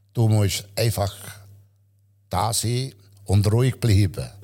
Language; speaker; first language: German; non-native, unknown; Italian